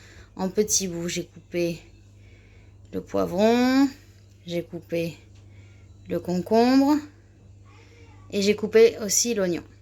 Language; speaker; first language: French; native; French